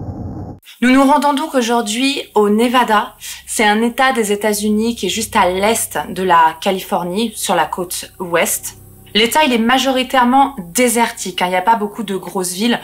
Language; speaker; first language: French; native; French